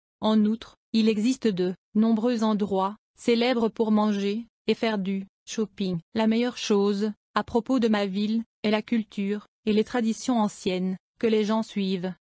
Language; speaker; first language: French; non-native, fluent; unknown